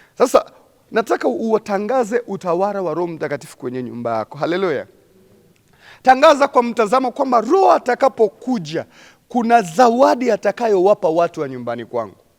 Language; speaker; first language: Swahili; non-native, local second language; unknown